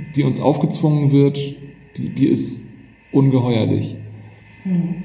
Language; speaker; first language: German; native; German